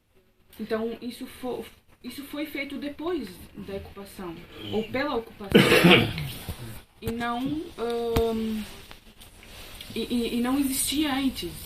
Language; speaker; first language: Portuguese; non-native, fluent; Arabic